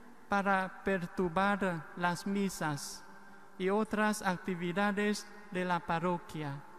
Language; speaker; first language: Spanish; non-native, fluent; Vietnamese